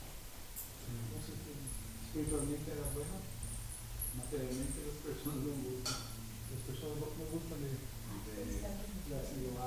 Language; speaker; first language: Spanish; non-native, learner; Portuguese